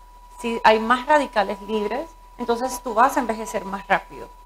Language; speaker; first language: Spanish; native; Spanish